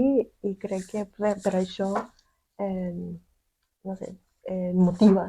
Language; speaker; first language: Catalan; non-native, fluent; Spanish